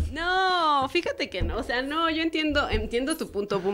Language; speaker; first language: Spanish; native; Spanish